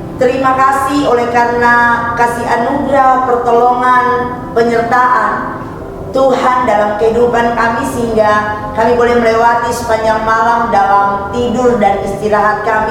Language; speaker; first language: Indonesian; native; Indonesian